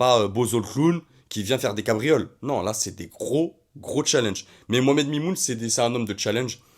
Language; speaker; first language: French; native; French